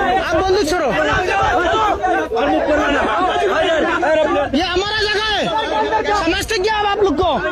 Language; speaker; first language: Hindi; non-native, learner; Bangla